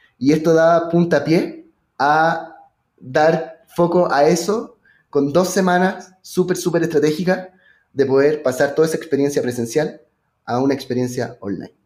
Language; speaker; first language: Spanish; native; Spanish